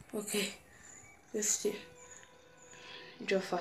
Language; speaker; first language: Italian; native; Italian